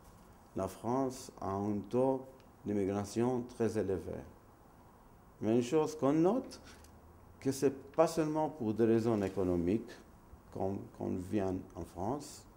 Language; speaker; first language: French; non-native, fluent; Maltese